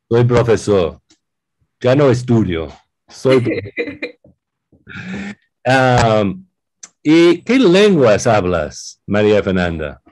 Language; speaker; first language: Spanish; non-native, fluent; English